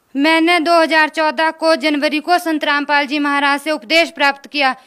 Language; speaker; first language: Hindi; native; Hindi